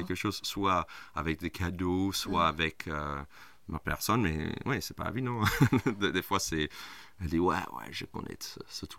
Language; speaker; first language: French; non-native, fluent; English